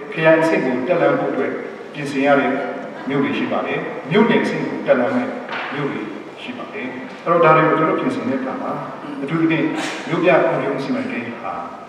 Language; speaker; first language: Burmese; non-native, local second language; Hakha Chin